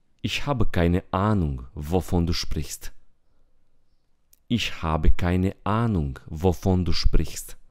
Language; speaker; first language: German; non-native, fluent; Romanian